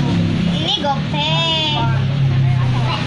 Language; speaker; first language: Indonesian; native; Indonesian